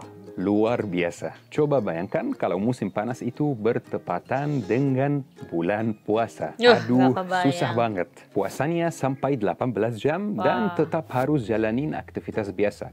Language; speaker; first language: Indonesian; non-native, fluent; Arabic